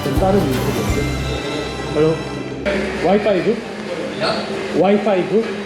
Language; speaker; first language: English; non-native, learner; Korean